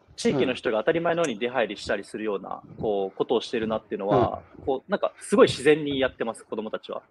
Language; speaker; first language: Japanese; native; Japanese